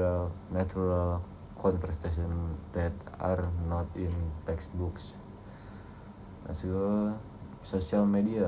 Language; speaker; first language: English; non-native, learner; Indonesian